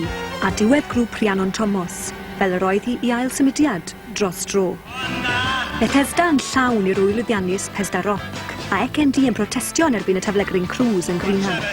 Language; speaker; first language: Welsh; native; Welsh